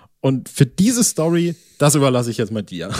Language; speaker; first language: German; native; German